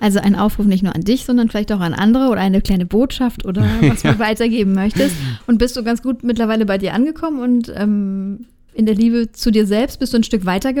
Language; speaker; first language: German; native; German